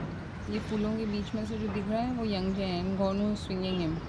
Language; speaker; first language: Hindi; non-native, local second language; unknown